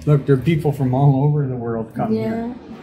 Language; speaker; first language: English; native; English